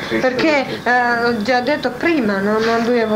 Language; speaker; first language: Italian; non-native, learner; Croatian